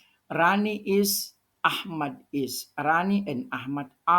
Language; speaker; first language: English; non-native, fluent; Indonesian